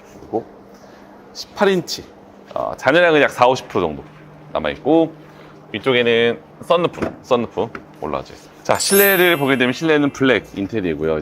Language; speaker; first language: Korean; native; Korean